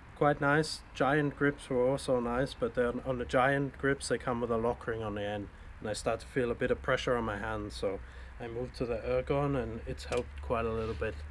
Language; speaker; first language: English; native; English